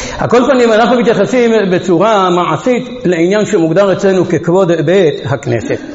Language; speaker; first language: Hebrew; non-native, fluent; Hungarian